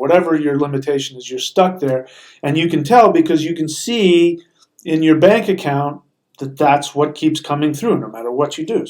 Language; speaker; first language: English; native; English